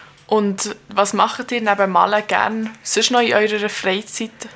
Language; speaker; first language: German; native; German